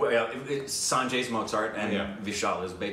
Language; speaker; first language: English; native; English